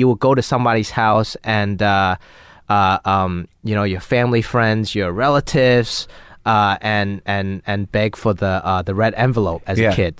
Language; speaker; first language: English; non-native, local second language; Cantonese